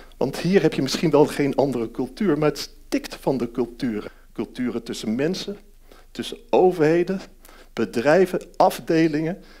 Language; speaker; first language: Dutch; early bilingual, heritage; Dutch